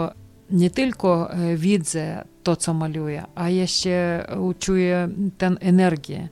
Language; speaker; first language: Polish; non-native, fluent; Ukrainian